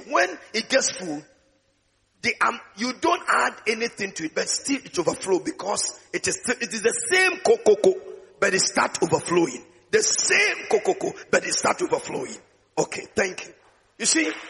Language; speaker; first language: English; non-native, local second language; Akan